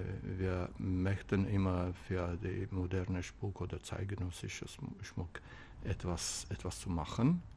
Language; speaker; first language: German; non-native, fluent; Czech